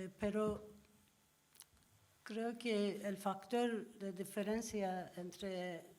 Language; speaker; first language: Spanish; non-native, learner; Turkish